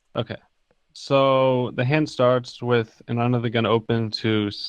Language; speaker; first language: English; native; English